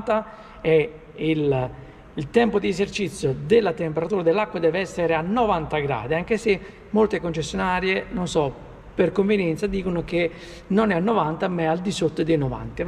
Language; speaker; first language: Italian; native; Italian